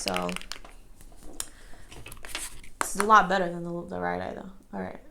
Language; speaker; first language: English; native; English